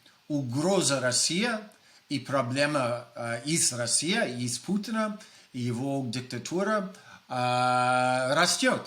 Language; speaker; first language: Russian; non-native, fluent; English